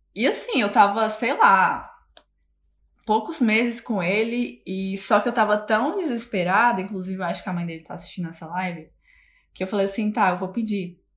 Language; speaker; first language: Portuguese; native; Portuguese